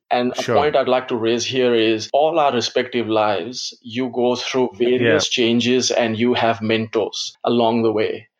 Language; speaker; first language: English; non-native, local second language; Gujarati